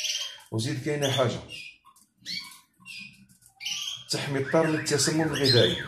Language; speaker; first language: Arabic; native; Arabic